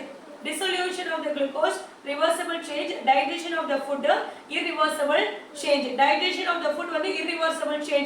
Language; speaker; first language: English; non-native, local second language; Tamil